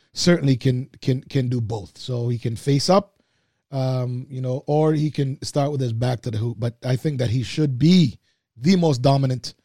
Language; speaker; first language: English; native; English